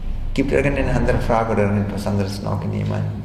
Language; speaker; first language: German; non-native, fluent; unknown